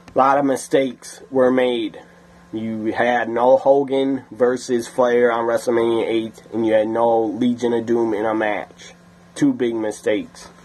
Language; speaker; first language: English; native; English